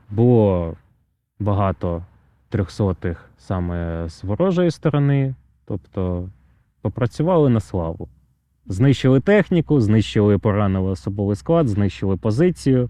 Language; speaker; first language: Ukrainian; native; Ukrainian